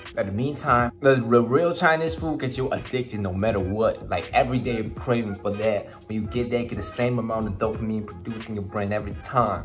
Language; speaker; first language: English; non-native, fluent; Chinese